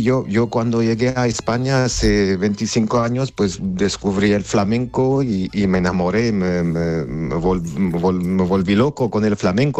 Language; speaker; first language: Spanish; non-native, fluent; Armenian